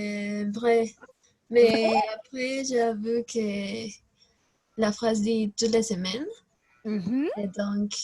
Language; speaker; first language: French; non-native, learner; Spanish